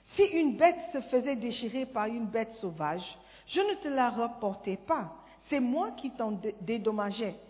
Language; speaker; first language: French; non-native, fluent; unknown